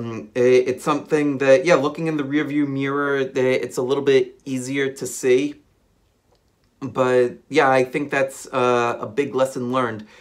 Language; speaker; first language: English; native; English